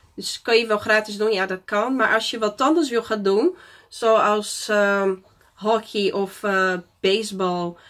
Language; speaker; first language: Dutch; non-native, fluent; Portuguese